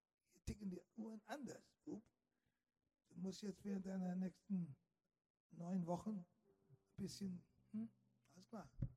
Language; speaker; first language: German; non-native, fluent; English